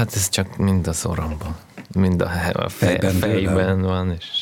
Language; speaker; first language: Hungarian; non-native, fluent; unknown